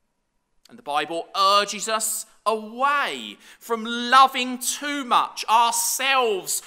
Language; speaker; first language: English; native; English